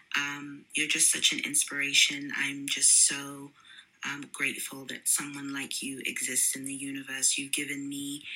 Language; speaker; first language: English; native; English